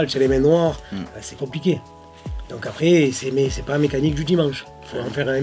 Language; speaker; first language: French; native; French